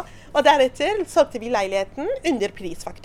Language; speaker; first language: Swedish; non-native, fluent; Persian